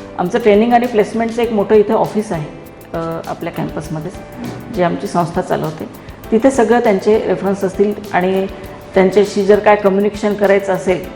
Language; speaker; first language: Marathi; native; Marathi